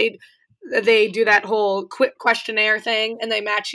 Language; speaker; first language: English; native; English